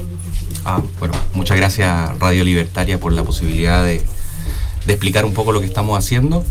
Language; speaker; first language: Spanish; native; Spanish